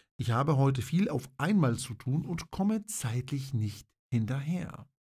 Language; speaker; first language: German; non-native, fluent; Polish